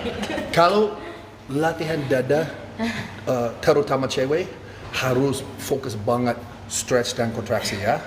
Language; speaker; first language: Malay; non-native, fluent; English